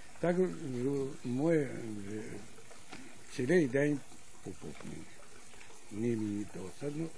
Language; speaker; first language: Ukrainian; early bilingual, heritage; Ukrainian